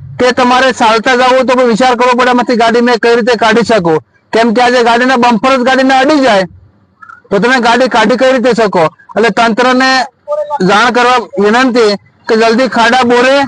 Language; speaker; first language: Gujarati; native; Gujarati